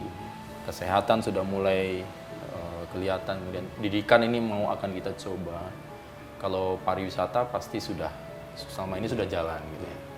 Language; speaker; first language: Indonesian; native; Indonesian